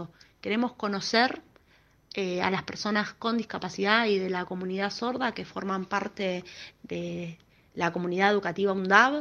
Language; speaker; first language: Spanish; native; Spanish